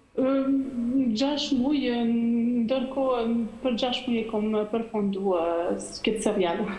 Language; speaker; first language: Albanian; non-native, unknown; French